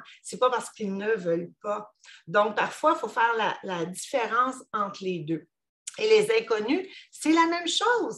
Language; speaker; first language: French; native; French